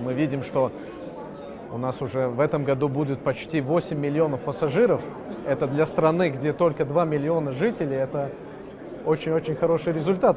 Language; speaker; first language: Russian; non-native, local second language; Latvian